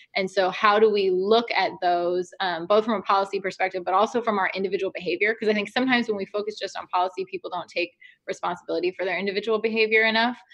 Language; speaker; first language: English; native; English